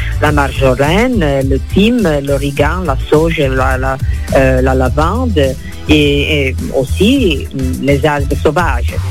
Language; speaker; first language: French; non-native, fluent; Italian